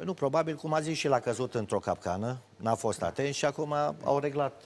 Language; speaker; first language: Romanian; native; Romanian